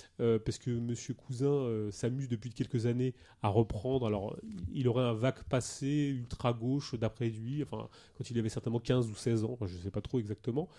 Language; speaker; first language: French; native; French